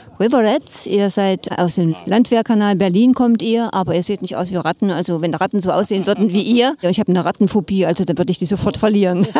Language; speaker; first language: German; native; German